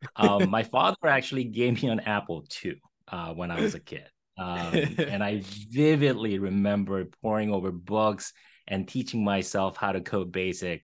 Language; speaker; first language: English; early bilingual, other home language; Korean